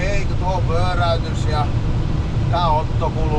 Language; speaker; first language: Finnish; native; Finnish